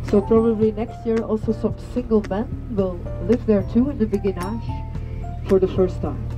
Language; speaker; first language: English; non-native, fluent; Dutch